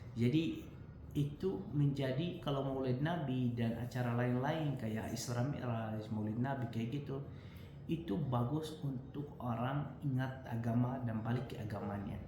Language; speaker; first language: Indonesian; non-native, fluent; Arabic